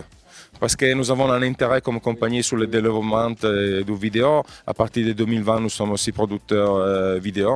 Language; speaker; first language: French; non-native, fluent; Italian